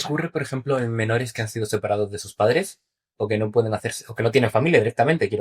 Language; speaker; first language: Spanish; native; Spanish